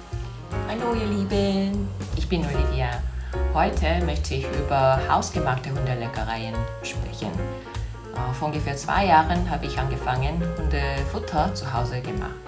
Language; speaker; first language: German; non-native, fluent; Korean